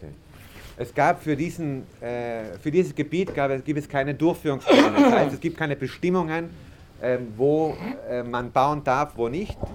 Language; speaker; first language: German; non-native, fluent; Italian